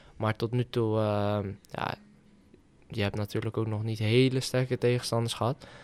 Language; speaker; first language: Dutch; native; Dutch